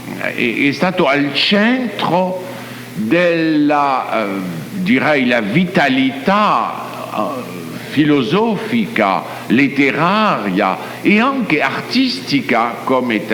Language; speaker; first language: Italian; non-native, fluent; French